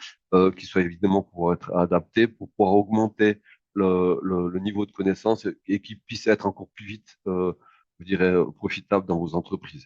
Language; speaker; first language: French; native; French